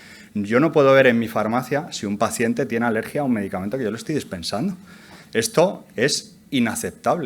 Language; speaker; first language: Spanish; native; Spanish